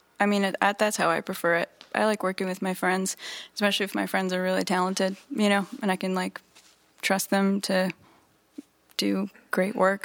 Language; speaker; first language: English; native; English